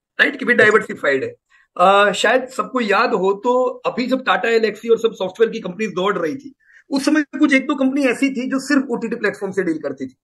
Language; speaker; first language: Hindi; non-native, local second language; Gujarati